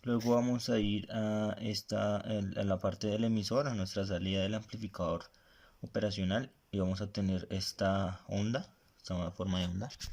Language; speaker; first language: Spanish; native; Spanish